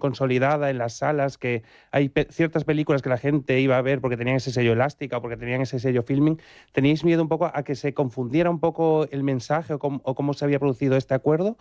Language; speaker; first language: Spanish; native; Spanish